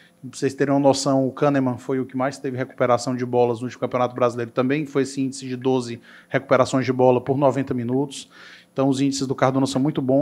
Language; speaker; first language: Portuguese; native; Portuguese